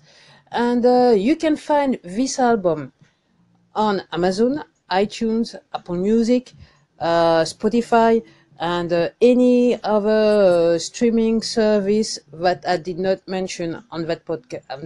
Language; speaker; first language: English; non-native, fluent; French